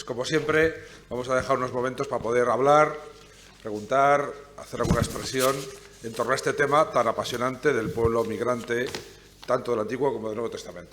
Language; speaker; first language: Spanish; native; Spanish